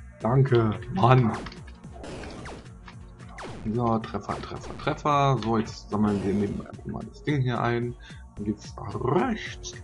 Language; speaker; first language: German; native; German